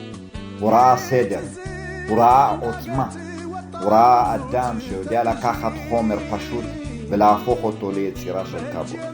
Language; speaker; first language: Hebrew; early bilingual, other home language; Amharic